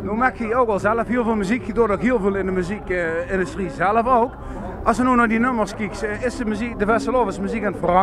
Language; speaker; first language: Dutch; native; Dutch